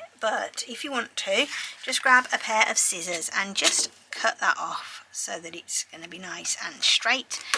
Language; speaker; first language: English; native; English